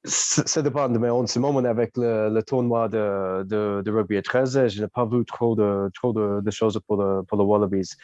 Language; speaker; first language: French; non-native, fluent; English